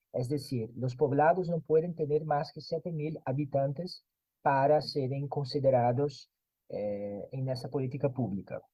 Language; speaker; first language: Spanish; non-native, fluent; Portuguese